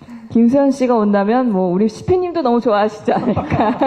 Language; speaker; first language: Korean; native; Korean